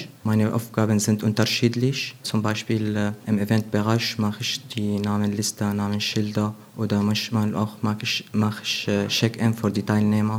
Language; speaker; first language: German; non-native, fluent; Arabic